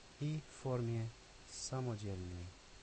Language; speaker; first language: Polish; non-native, learner; Arabic